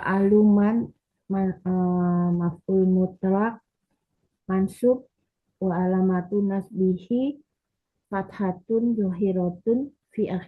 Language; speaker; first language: Arabic; non-native, learner; Indonesian